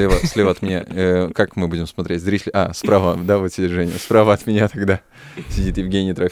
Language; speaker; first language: Russian; native; Russian